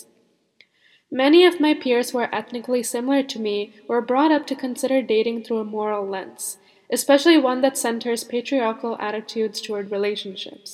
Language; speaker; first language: English; early bilingual, other home language; Malayalam